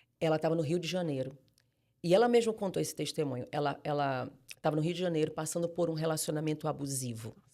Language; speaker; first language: Portuguese; native; Portuguese